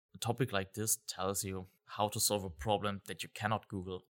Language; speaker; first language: English; non-native, fluent; German